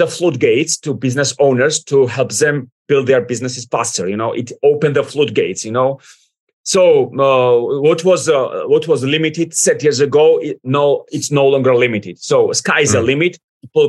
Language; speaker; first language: English; non-native, fluent; Georgian